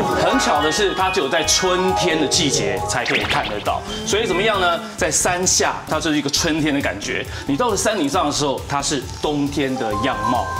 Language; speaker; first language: Chinese; non-native, fluent; Japanese